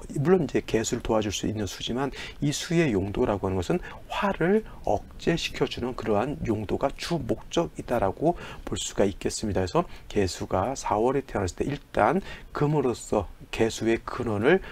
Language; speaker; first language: Korean; native; Korean